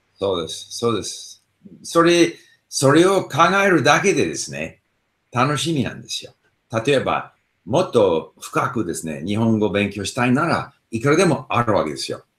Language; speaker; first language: Japanese; non-native, fluent; English